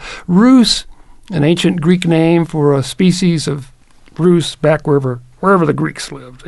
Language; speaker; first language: English; native; English